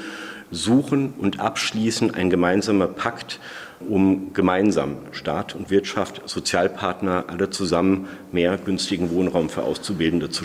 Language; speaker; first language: German; native; German